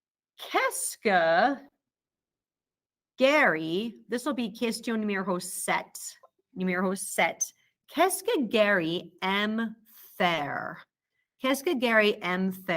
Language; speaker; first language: French; non-native, fluent; English